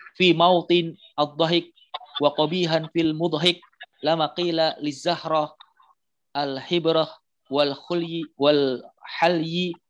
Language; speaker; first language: Arabic; non-native, fluent; Indonesian